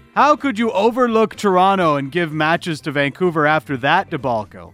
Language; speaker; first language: English; early bilingual, other home language; Italian